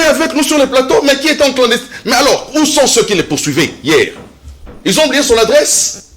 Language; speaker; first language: French; non-native, local second language; Lingala